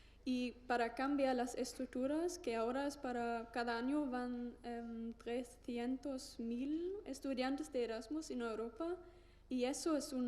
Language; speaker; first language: Spanish; non-native, learner; German